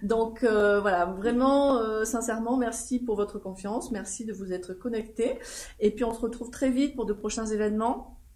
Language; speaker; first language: French; native; French